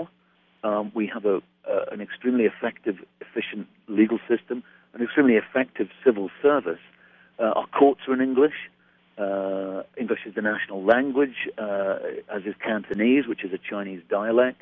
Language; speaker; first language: English; native; English